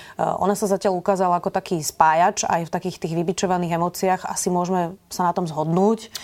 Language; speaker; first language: Slovak; native; Slovak